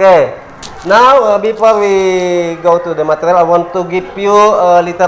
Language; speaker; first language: English; non-native, learner; Indonesian